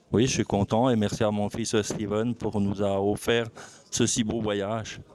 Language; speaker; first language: French; native; French